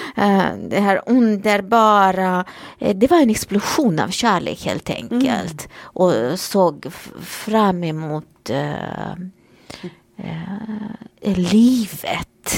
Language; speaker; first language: Swedish; non-native, fluent; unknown